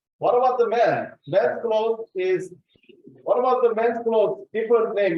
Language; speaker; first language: English; non-native, fluent; Korean